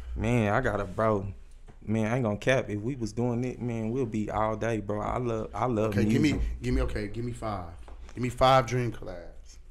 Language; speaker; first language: English; native; English